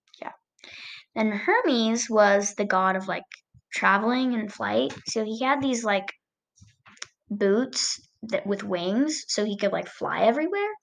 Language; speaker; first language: English; native; English